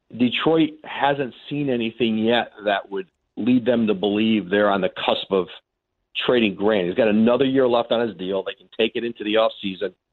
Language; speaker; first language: English; native; English